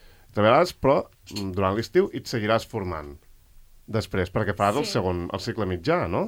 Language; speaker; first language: Catalan; native; Catalan